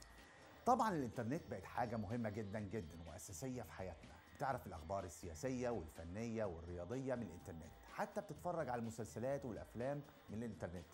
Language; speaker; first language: Arabic; native; Arabic